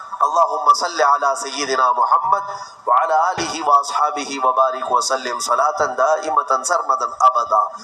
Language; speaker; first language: Urdu; native; Urdu